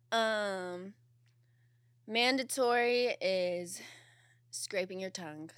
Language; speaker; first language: English; native; English